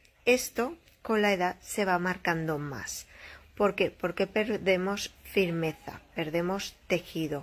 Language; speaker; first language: Spanish; native; Spanish